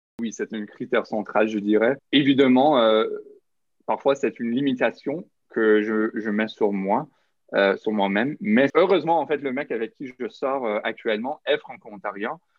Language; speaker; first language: French; non-native, local second language; English